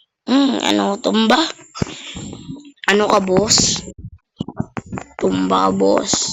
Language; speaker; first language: Filipino; native; Filipino